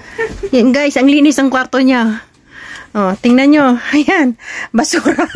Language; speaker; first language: Filipino; native; Filipino